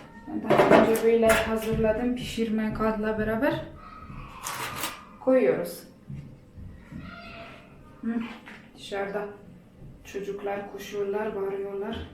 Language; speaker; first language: Turkish; non-native, fluent; Polish